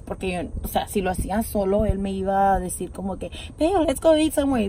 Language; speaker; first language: Spanish; early bilingual, heritage; Spanish